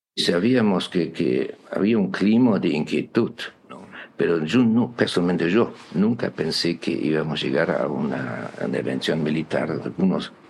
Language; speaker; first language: Spanish; non-native, fluent; German